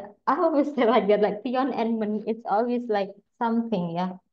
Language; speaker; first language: English; non-native, fluent; Indonesian